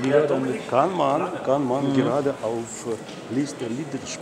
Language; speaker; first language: German; non-native, learner; Russian